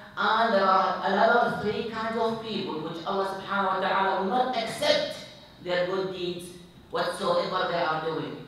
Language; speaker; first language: English; non-native, fluent; Arabic